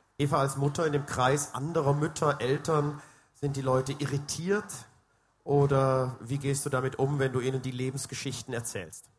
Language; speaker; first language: German; native; German